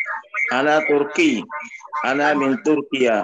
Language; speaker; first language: Arabic; non-native, learner; Indonesian